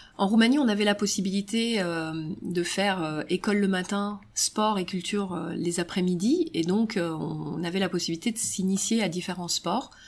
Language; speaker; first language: French; early bilingual, other home language; Romanian